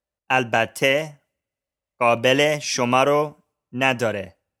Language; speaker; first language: Persian; non-native, learner; English